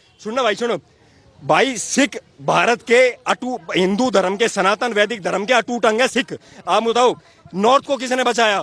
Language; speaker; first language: Hindi; native; Hindi